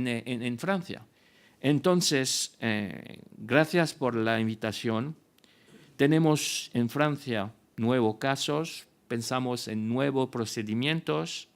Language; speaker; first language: Spanish; non-native, fluent; French